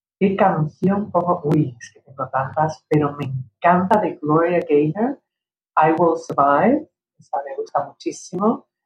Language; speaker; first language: Spanish; early bilingual, heritage; Spanish